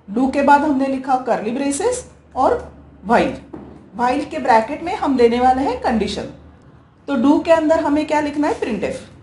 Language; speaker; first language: Hindi; native; Hindi